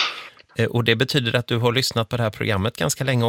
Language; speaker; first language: Swedish; native; Swedish